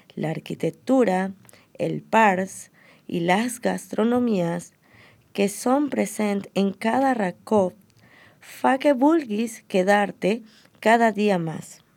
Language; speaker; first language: Catalan; non-native, learner; Spanish